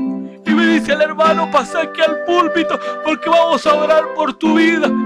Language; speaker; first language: Spanish; native; Spanish